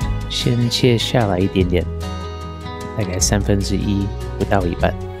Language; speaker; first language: Chinese; non-native, fluent; English